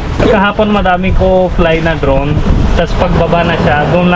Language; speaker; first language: Filipino; non-native, learner; Hindi